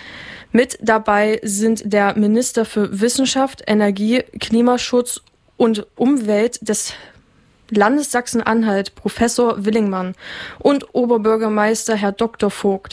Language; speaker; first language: German; native; German